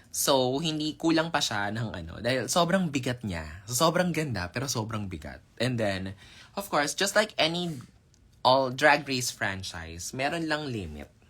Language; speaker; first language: Filipino; native; Filipino